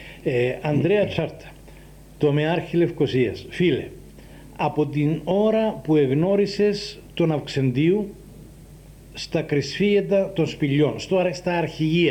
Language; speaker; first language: Greek; native; Greek